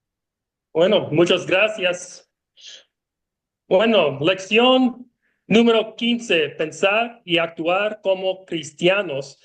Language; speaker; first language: Spanish; non-native, learner; English